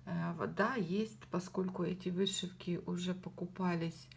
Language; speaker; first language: Russian; native; Russian